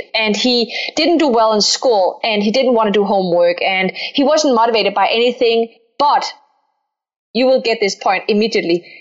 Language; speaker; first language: English; non-native, fluent; Danish